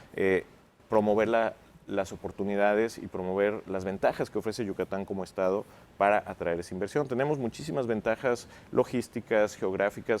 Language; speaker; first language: Spanish; native; Spanish